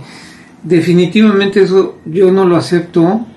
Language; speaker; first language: Spanish; native; Spanish